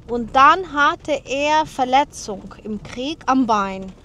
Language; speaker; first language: German; non-native, fluent; Ukrainian